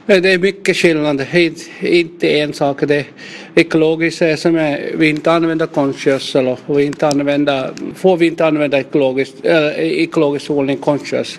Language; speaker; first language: Swedish; non-native, local second language; Finnish